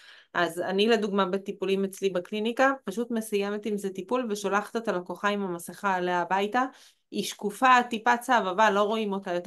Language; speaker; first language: Hebrew; native; Hebrew